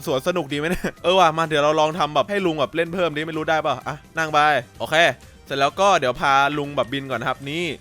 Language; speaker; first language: Thai; native; Thai